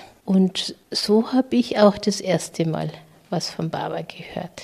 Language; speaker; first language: German; native; German